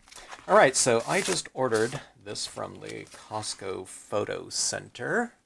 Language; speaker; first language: English; native; English